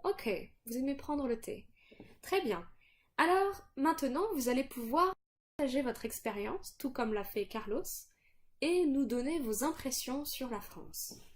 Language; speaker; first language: French; native; French